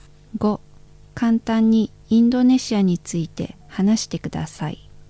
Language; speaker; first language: Japanese; non-native, fluent; Indonesian